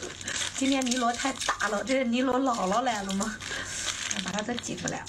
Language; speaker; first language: Chinese; native; Chinese